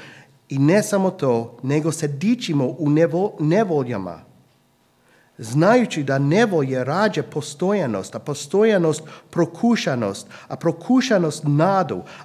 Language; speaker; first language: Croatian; non-native, fluent; English